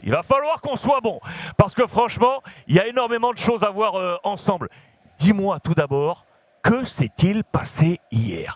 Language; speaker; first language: French; native; French